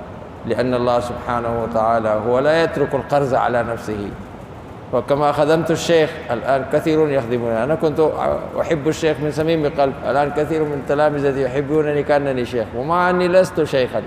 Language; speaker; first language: Arabic; non-native, fluent; Urdu